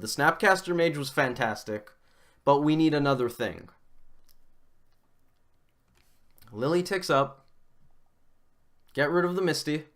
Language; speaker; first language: English; native; English